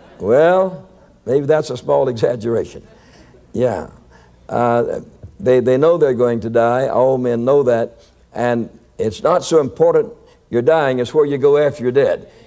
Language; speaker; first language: English; native; English